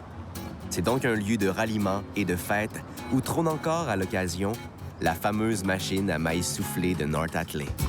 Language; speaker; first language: French; native; French